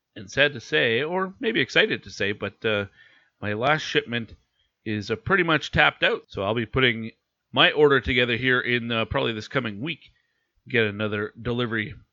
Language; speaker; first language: English; native; English